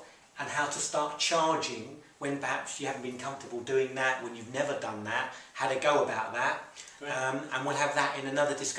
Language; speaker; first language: English; native; English